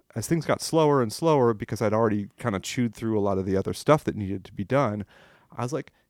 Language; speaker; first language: English; non-native, fluent; French